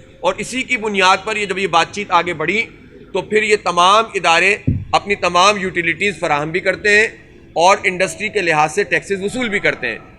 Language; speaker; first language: Urdu; native; Urdu